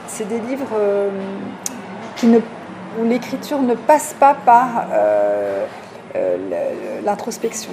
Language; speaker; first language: French; native; French